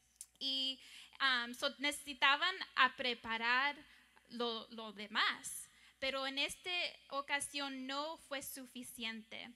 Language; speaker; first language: Spanish; early bilingual, heritage; English